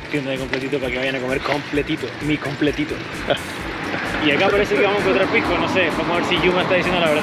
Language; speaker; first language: Spanish; native; Spanish